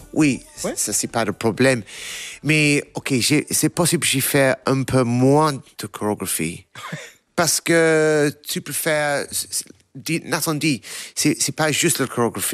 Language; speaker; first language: French; non-native, learner; English